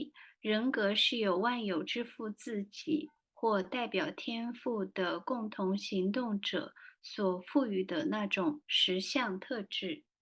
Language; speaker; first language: Chinese; native; Chinese